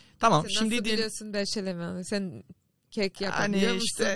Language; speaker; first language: Turkish; non-native, learner; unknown